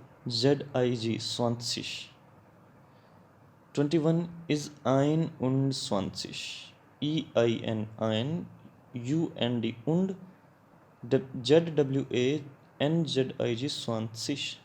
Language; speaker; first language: German; non-native, learner; Hindi